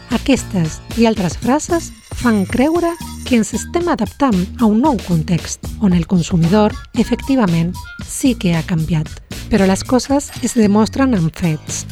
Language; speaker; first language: Catalan; non-native, fluent; Spanish